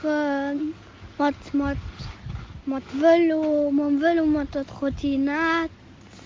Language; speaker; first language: German; non-native, local second language; Luxembourgish